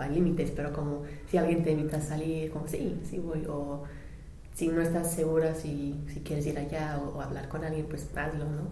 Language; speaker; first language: Spanish; non-native, fluent; English